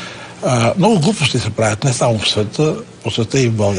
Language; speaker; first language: Bulgarian; native; Bulgarian